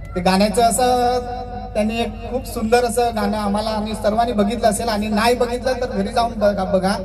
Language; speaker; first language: Marathi; native; Marathi